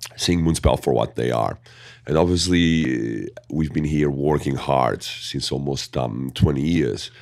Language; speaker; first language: English; non-native, fluent; Portuguese